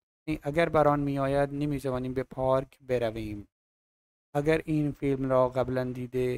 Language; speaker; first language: Persian; non-native, fluent; Urdu